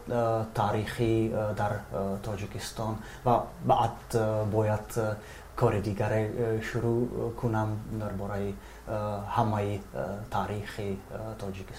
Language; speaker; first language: Persian; non-native, fluent; Czech